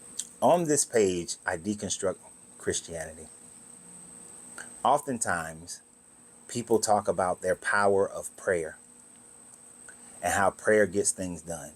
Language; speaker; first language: English; native; English